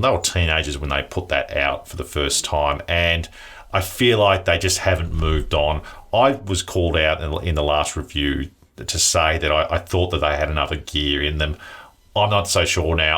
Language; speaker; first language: English; native; English